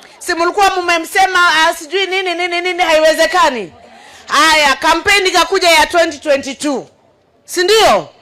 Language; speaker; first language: Swahili; non-native, local second language; Kikuyu